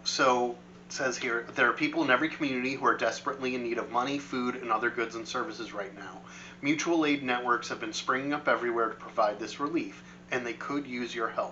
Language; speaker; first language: English; native; English